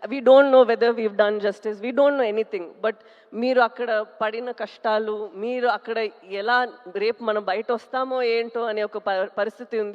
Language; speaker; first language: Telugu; non-native, local second language; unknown